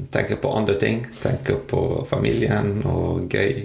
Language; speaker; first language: Norwegian; non-native, fluent; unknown